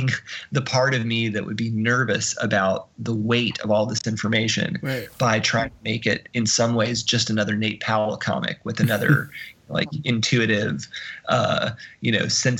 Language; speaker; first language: English; native; English